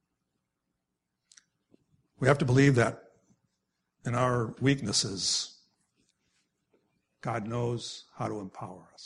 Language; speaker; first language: English; native; English